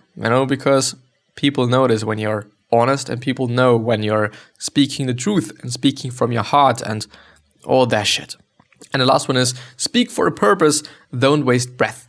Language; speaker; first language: English; non-native, fluent; German